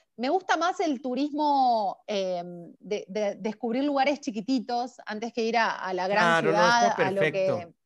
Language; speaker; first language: Spanish; native; Spanish